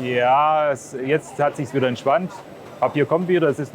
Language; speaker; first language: German; native; German